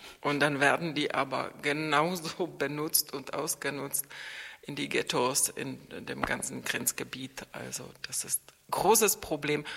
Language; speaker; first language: German; non-native, fluent; Czech